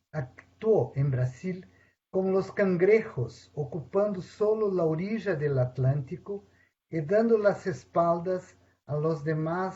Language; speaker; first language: Spanish; non-native, fluent; Portuguese